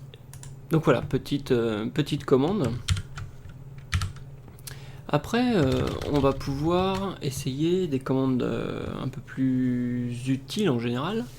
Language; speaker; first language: French; native; French